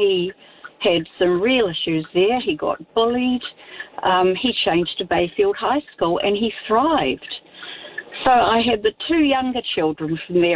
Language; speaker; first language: English; native; English